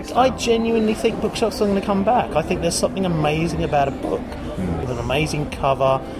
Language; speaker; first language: English; native; English